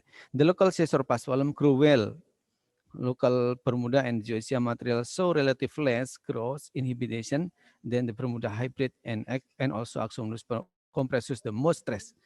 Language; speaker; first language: English; non-native, learner; Indonesian